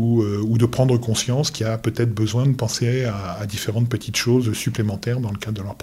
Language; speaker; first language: French; native; French